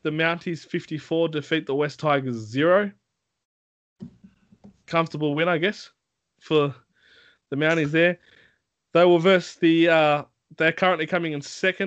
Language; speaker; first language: English; native; English